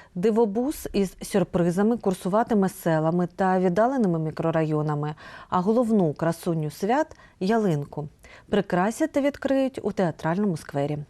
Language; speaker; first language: Ukrainian; native; Ukrainian